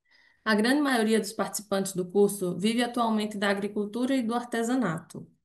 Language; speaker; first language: Portuguese; native; Portuguese